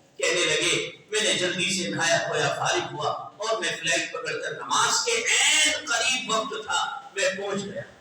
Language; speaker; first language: Urdu; native; Urdu